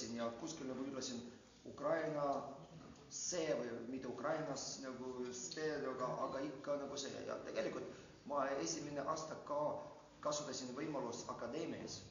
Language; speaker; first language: Estonian; non-native, fluent; Ukrainian